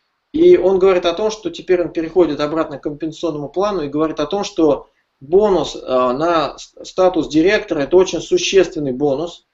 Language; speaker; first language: Russian; native; Russian